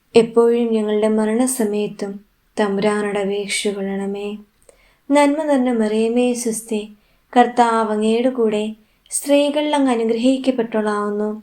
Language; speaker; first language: Malayalam; native; Malayalam